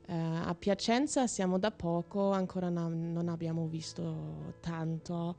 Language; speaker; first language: Italian; non-native, learner; German